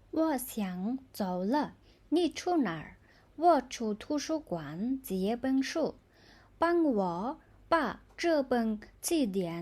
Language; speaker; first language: Chinese; non-native, fluent; Mongolian